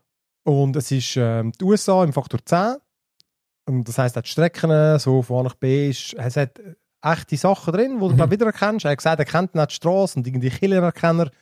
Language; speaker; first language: German; native; German